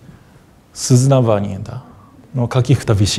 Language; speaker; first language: Russian; non-native, fluent; Japanese